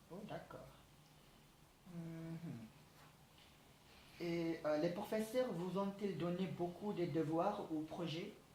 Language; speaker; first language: French; non-native, learner; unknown